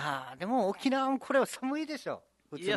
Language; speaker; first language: Japanese; native; Japanese